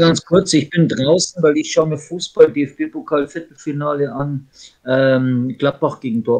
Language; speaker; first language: German; native; German